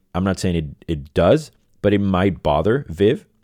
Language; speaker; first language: English; non-native, fluent; Spanish